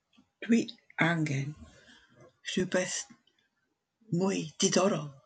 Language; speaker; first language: Welsh; non-native, learner; English